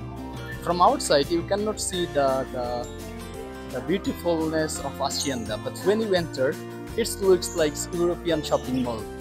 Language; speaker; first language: English; non-native, learner; Bangla